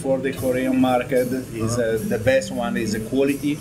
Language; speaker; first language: English; non-native, learner; Italian